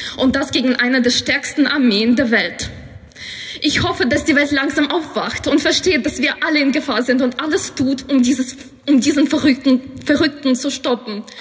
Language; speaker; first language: German; non-native, fluent; Ukrainian